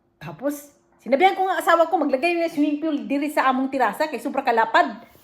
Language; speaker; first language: Filipino; native; Filipino